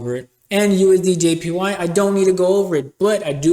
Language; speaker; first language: English; native; English